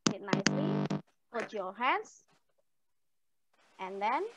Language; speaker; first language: English; non-native, learner; Indonesian